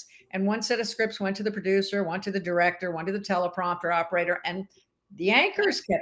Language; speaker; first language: English; native; English